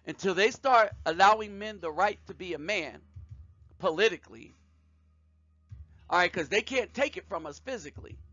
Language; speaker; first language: English; native; English